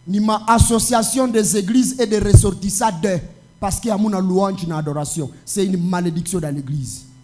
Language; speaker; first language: French; non-native, local second language; Swahili